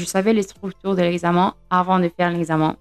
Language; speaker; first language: French; non-native, fluent; Spanish